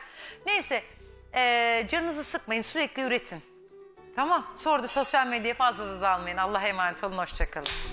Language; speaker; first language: Turkish; native; Turkish